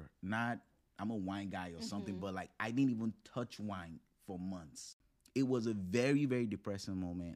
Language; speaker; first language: English; non-native, local second language; Yoruba